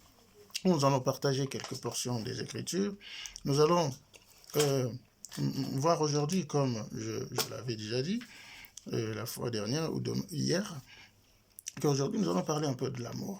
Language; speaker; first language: French; non-native, local second language; Lingala